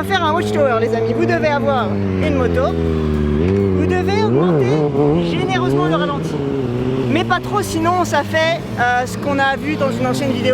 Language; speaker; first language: French; native; French